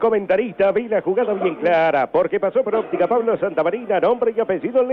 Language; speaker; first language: Spanish; native; Spanish